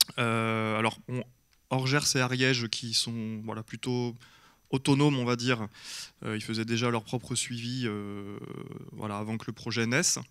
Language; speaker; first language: French; native; French